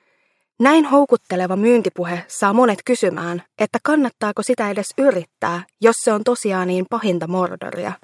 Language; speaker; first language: Finnish; native; Finnish